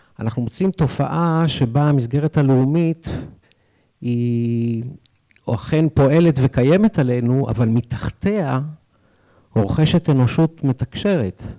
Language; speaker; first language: Hebrew; native; Hebrew